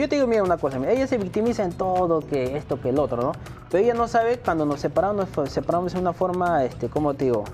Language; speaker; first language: Spanish; native; Spanish